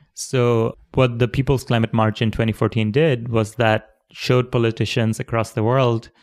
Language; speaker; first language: English; non-native, local second language; Bangla